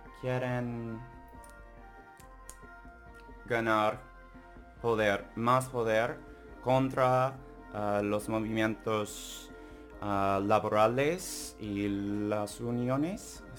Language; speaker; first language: Spanish; non-native, learner; English